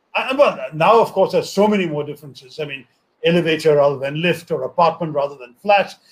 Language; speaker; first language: English; non-native, local second language; Malayalam